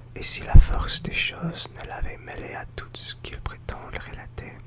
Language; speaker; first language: French; non-native, learner; English